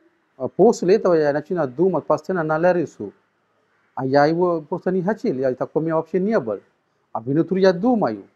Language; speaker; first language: Russian; non-native, learner; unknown